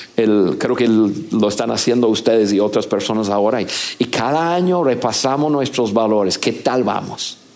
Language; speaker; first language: Spanish; non-native, fluent; English